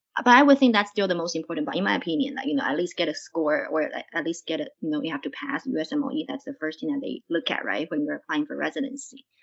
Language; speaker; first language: English; non-native, fluent; Chinese